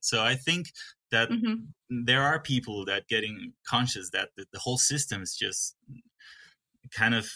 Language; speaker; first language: English; non-native, fluent; Spanish